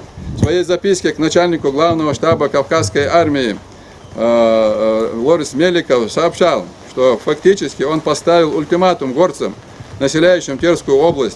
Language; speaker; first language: Russian; non-native, local second language; Ingush